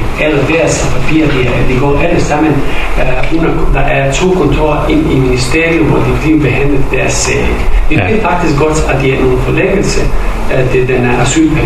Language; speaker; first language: Danish; non-native, fluent; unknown